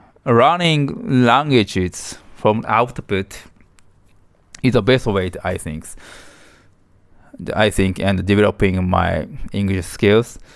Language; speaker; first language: English; non-native, learner; Japanese